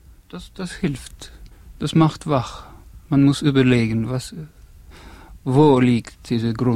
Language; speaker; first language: German; non-native, fluent; Estonian